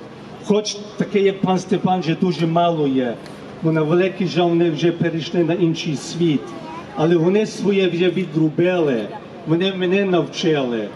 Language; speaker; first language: Ukrainian; early bilingual, heritage; Ukrainian